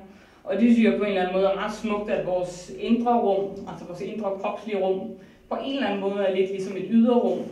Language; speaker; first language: Danish; native; Danish